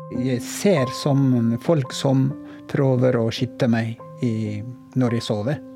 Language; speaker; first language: Norwegian; non-native, learner; Oromo